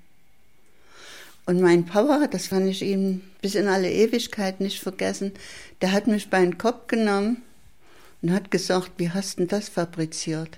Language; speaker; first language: German; native; German